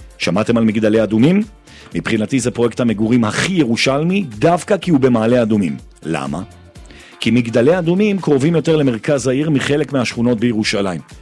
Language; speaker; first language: Hebrew; native; Hebrew